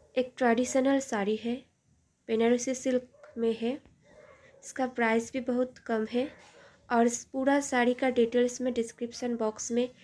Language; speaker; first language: Hindi; non-native, local second language; Bangla